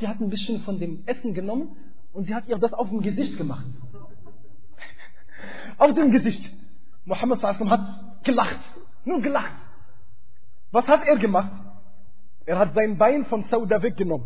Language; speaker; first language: German; non-native, fluent; Arabic